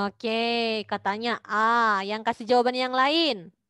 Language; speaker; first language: Indonesian; native; Indonesian